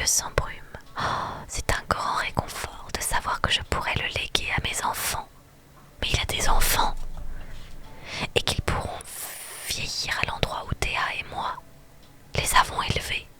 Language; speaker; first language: French; native; French